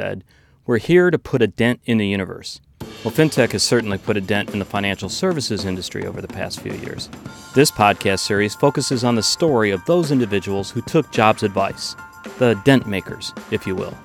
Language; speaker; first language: English; native; English